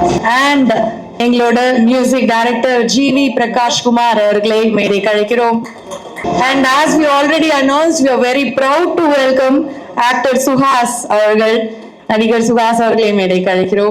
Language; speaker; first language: Tamil; native; Tamil